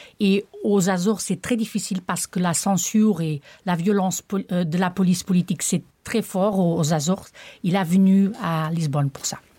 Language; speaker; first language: French; non-native, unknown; Portuguese